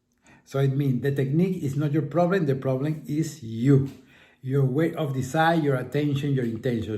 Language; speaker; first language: English; non-native, fluent; Spanish